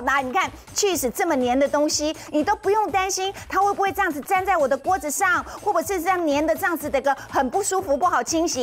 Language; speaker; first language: Chinese; native; Chinese